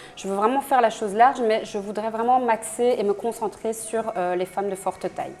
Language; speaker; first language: French; early bilingual, other home language; Spanish